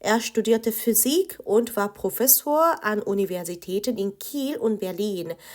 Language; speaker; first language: German; non-native, fluent; Korean